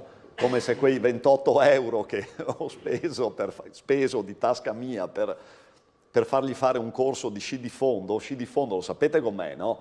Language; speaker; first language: Italian; native; Italian